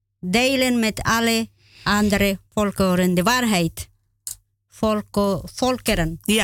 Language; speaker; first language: Dutch; non-native, learner; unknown